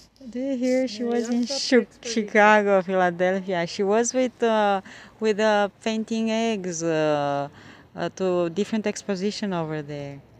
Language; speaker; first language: English; non-native, fluent; Romanian